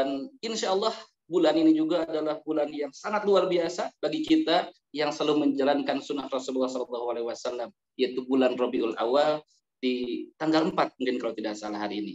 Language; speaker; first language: Indonesian; native; Indonesian